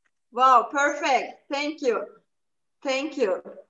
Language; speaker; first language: English; non-native, fluent; Turkish